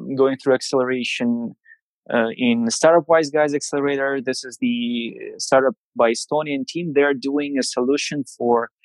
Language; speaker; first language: English; non-native, fluent; Russian